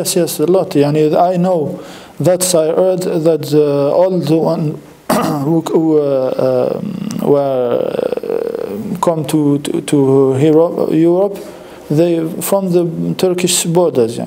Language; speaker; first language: English; non-native, learner; French